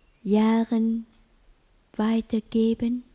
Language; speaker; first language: German; non-native, learner; Vietnamese